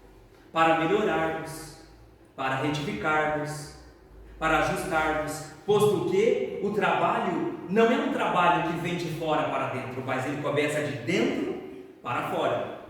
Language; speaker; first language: Portuguese; native; Portuguese